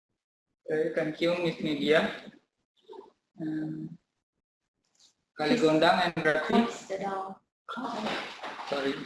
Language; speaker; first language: English; non-native, learner; Indonesian